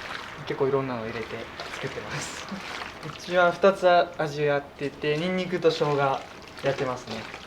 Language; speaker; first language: Japanese; native; Japanese